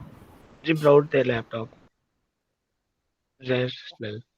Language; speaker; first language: German; non-native, learner; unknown